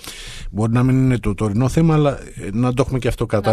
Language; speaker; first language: Greek; native; Greek